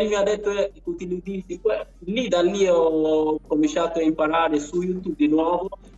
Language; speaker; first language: Italian; non-native, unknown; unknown